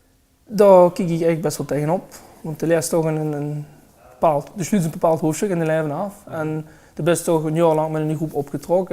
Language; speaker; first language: Dutch; native; Dutch